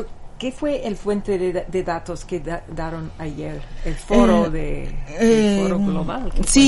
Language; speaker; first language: Spanish; non-native, fluent; English